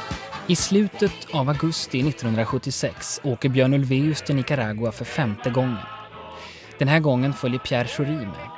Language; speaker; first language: Swedish; native; Swedish